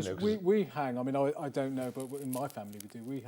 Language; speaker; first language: English; native; English